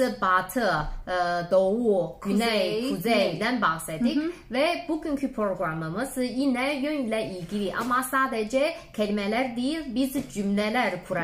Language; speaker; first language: Turkish; non-native, fluent; Chinese